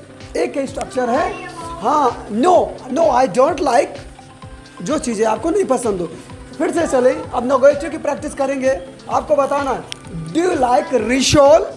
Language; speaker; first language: Hindi; native; Hindi